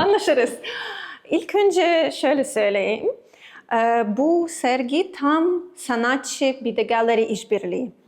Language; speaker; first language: Turkish; non-native, learner; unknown